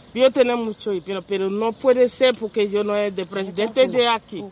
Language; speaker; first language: Spanish; non-native, learner; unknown